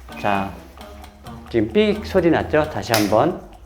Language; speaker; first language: Korean; native; Korean